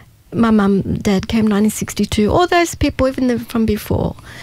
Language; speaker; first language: English; early bilingual, other home language; Italian